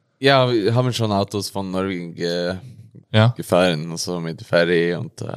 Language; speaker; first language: German; non-native, learner; Norwegian